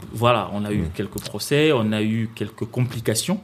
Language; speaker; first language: French; non-native, local second language; Lingala